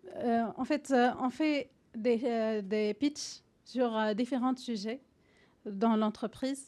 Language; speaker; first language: French; non-native, fluent; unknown